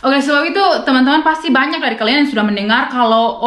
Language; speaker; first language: Indonesian; non-native, local second language; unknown